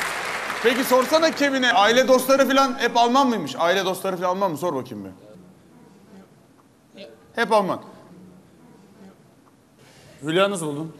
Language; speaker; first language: Turkish; native; Turkish